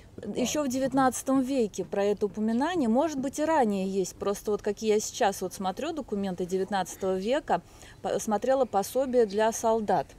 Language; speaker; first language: Russian; native; Russian